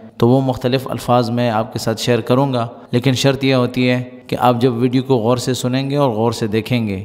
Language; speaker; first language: Urdu; non-native, local second language; Pashto